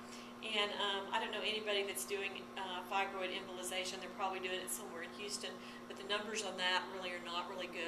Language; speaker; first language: English; native; English